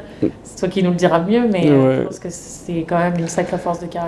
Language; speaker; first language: French; native; French